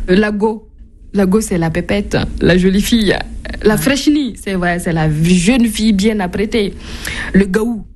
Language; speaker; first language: French; non-native, local second language; Mossi